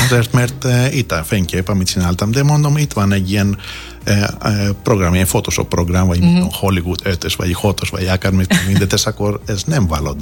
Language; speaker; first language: Hungarian; non-native, learner; Greek